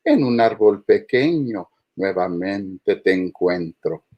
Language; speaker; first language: Spanish; early bilingual, heritage; Spanish